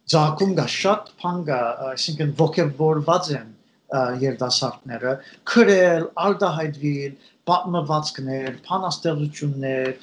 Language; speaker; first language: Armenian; early bilingual, heritage; Armenian